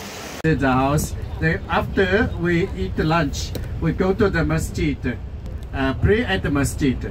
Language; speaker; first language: English; non-native, learner; Chinese